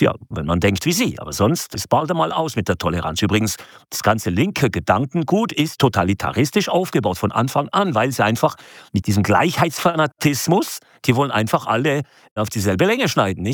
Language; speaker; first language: German; native; German